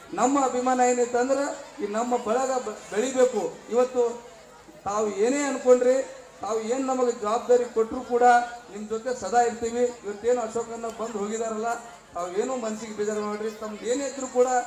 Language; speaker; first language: Kannada; non-native, local second language; Lambadi